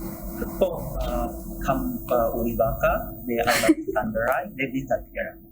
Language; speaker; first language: Albanian; non-native, learner; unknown